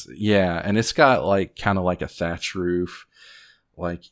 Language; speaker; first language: English; native; English